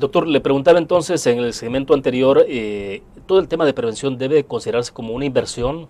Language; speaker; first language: Spanish; native; Spanish